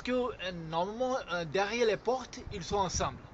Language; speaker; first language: French; non-native, fluent; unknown